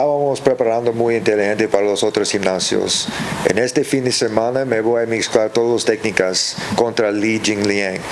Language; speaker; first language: Spanish; early bilingual, heritage; English